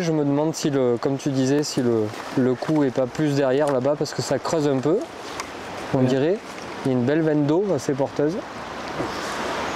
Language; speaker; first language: French; native; French